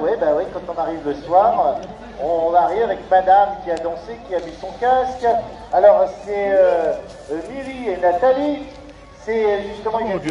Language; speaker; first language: French; native; French